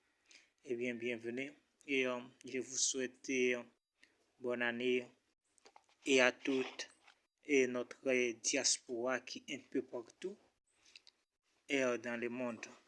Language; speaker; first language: French; non-native, local second language; Haitian Creole